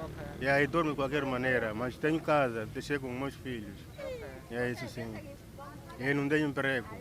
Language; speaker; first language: Portuguese; non-native, local second language; Makhuwa